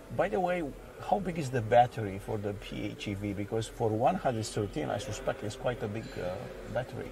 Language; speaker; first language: English; non-native, fluent; Romanian